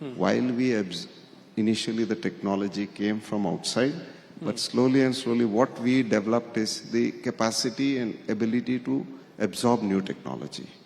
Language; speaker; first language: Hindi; non-native, local second language; Marathi